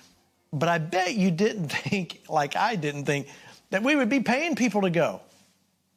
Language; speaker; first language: English; native; English